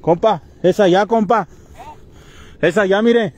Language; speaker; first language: Spanish; native; Spanish